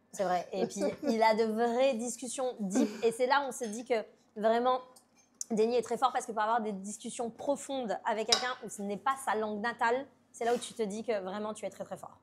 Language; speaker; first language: French; native; French